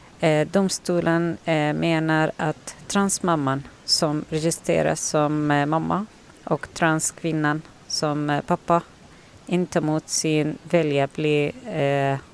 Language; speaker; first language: Swedish; non-native, learner; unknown